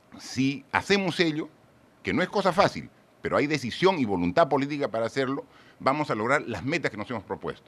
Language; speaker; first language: Spanish; native; Spanish